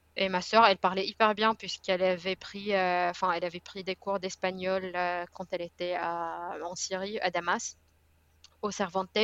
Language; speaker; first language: French; non-native, fluent; Arabic